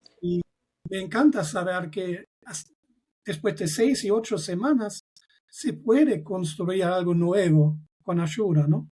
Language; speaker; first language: Spanish; non-native, fluent; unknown